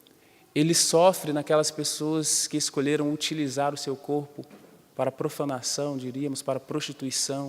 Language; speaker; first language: Portuguese; native; Portuguese